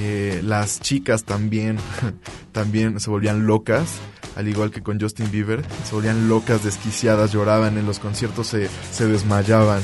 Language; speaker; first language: Spanish; native; Spanish